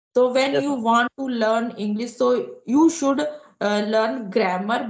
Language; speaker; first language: English; non-native, local second language; Hindi